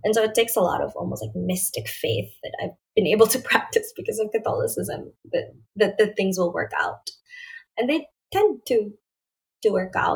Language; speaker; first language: English; non-native, local second language; Filipino